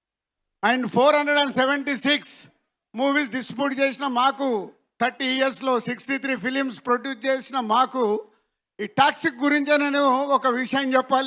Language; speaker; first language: Telugu; native; Telugu